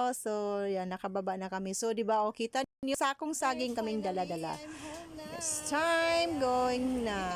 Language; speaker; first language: Filipino; non-native, local second language; Cebuano